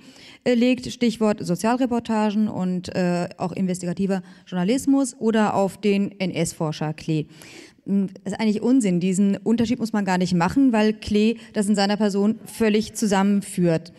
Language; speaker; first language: German; native; German